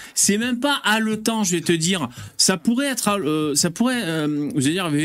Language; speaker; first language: French; native; French